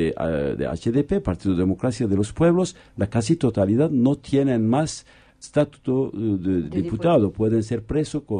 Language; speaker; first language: Spanish; non-native, fluent; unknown